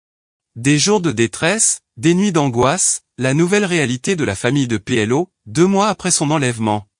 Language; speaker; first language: French; non-native, local second language; Haitian Creole